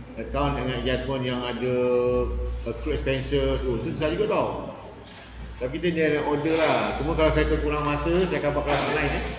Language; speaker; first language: Malay; native; Malay